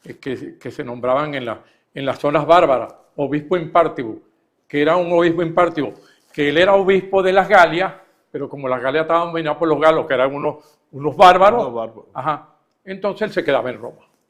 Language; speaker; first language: Spanish; native; Spanish